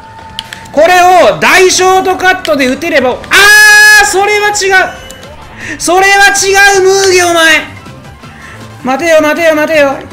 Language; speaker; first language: Japanese; native; Japanese